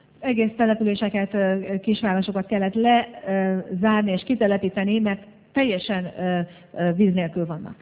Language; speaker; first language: Hungarian; native; Hungarian